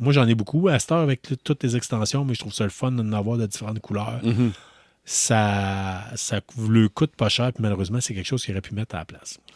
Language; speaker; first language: French; native; French